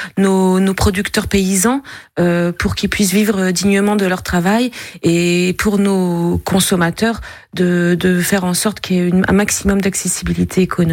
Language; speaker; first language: French; native; French